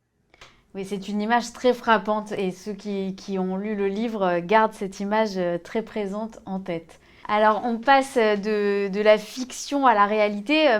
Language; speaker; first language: French; native; French